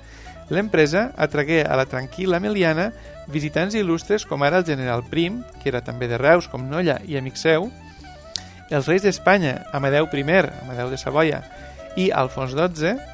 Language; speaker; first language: Catalan; native; Catalan